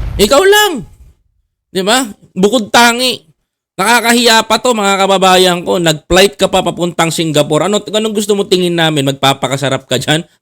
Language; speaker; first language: Filipino; native; Filipino